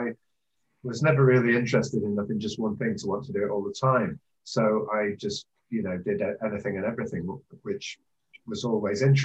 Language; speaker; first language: English; native; English